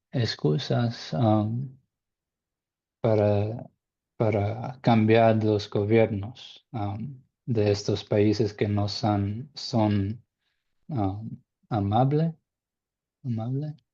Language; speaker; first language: Spanish; non-native, learner; English